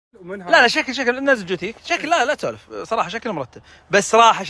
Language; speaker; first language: Arabic; native; Arabic